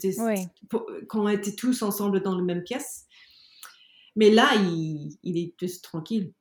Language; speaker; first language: French; non-native, learner; English